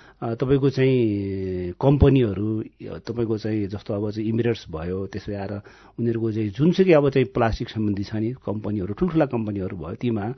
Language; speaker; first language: Nepali; non-native, local second language; Gurung